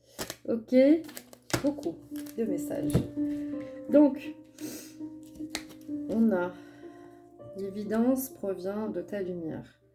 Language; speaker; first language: French; native; French